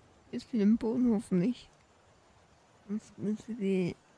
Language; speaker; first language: German; native; German